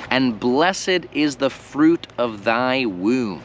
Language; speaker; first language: English; native; English